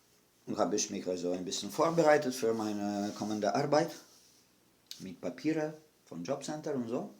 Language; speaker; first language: German; non-native, fluent; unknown